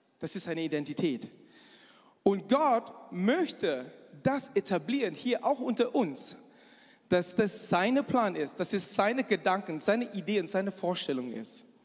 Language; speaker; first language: German; non-native, fluent; Chinese